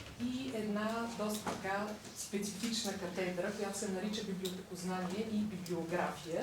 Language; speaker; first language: Bulgarian; native; Bulgarian